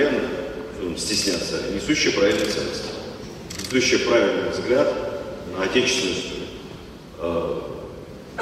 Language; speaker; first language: Russian; native; Russian